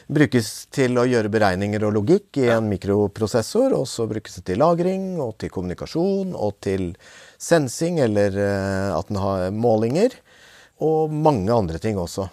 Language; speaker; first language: Norwegian; native; Norwegian